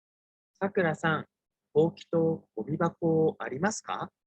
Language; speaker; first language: Japanese; non-native, learner; Indonesian